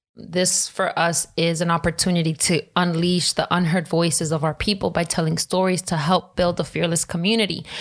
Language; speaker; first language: English; native; English